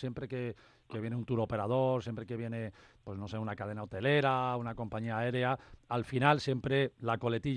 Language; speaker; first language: Spanish; native; Spanish